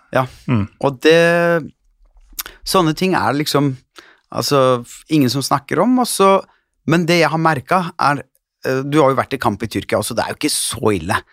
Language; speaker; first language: Norwegian; early bilingual, other home language; Turkish